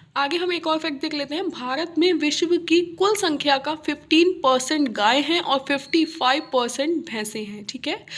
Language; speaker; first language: Hindi; native; Hindi